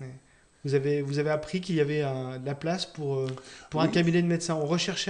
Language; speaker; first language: French; native; French